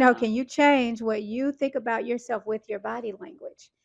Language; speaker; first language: English; native; English